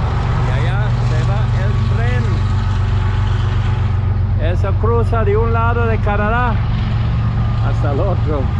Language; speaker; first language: Spanish; non-native, fluent; English